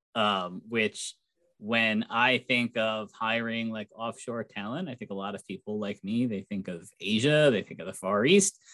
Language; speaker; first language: English; native; English